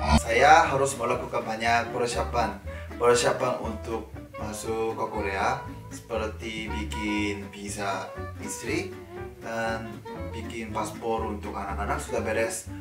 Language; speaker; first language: Indonesian; non-native, fluent; Korean